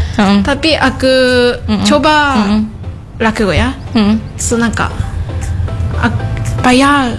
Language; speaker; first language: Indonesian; non-native, learner; Japanese